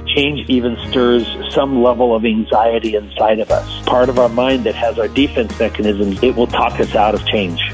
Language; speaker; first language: English; native; English